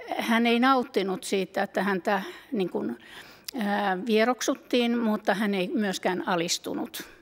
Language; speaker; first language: Finnish; native; Finnish